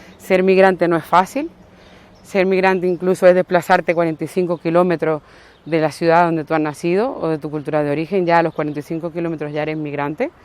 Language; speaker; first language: Spanish; native; Spanish